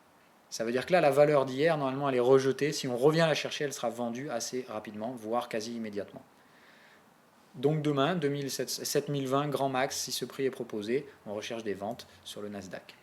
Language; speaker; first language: French; native; French